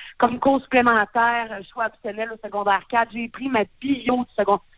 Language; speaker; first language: French; native; French